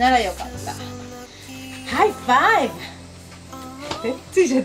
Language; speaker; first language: Japanese; early bilingual, heritage; Japanese